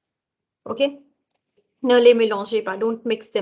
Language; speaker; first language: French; non-native, fluent; Hindi